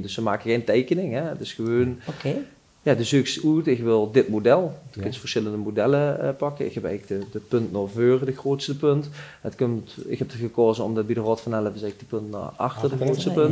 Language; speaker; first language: Dutch; native; Dutch